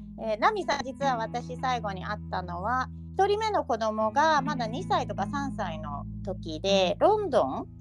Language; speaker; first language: Japanese; native; Japanese